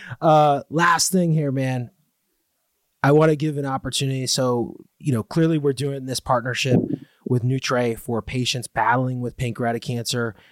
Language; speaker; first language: English; native; English